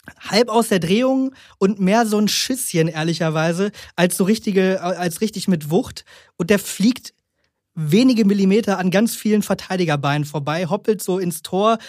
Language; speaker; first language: German; native; German